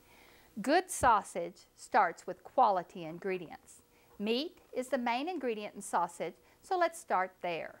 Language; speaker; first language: English; native; English